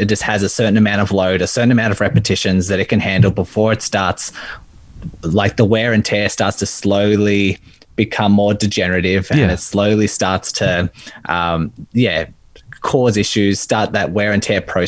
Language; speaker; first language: English; native; English